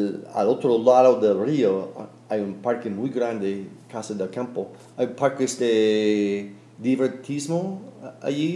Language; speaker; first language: Spanish; non-native, fluent; English